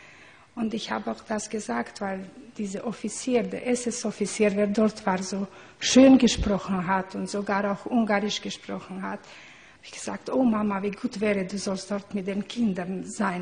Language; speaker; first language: German; non-native, learner; Hungarian